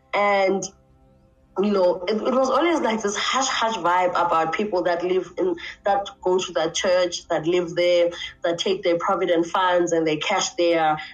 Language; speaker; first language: English; non-native, local second language; Xhosa